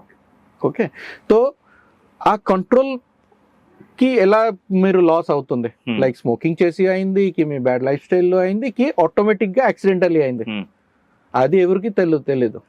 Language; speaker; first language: Telugu; non-native, learner; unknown